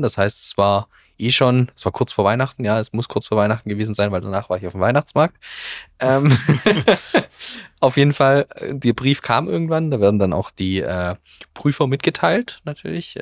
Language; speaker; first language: German; native; German